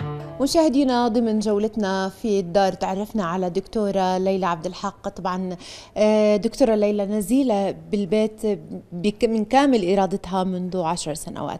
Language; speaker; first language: Arabic; native; Arabic